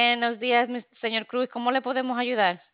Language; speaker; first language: Spanish; non-native, fluent; English